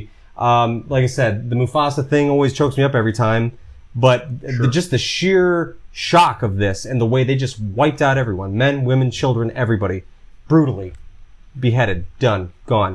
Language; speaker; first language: English; native; English